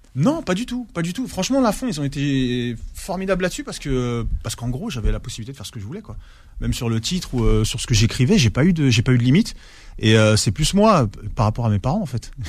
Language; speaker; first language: French; native; French